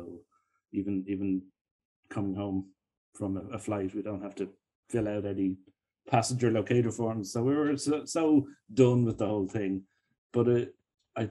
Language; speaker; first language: English; native; English